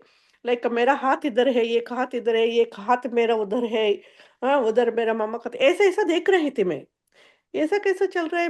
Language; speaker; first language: Hindi; non-native, local second language; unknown